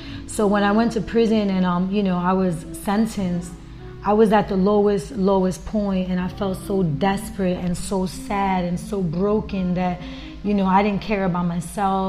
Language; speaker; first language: English; early bilingual, other home language; Spanish